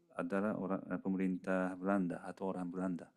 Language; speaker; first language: Indonesian; non-native, fluent; Japanese